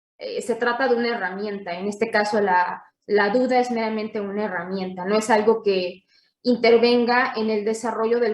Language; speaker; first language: Spanish; native; Spanish